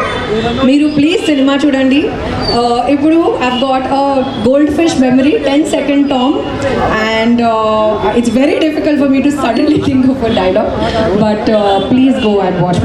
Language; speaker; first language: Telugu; non-native, learner; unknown